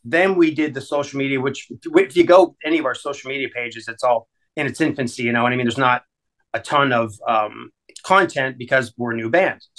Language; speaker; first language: English; native; English